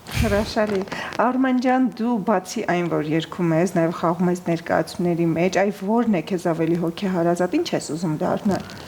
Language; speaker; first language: Armenian; native; Armenian